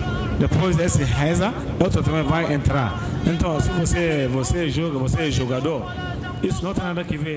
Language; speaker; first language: Portuguese; non-native, learner; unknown